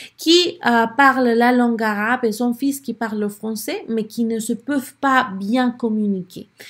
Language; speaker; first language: French; non-native, learner; Spanish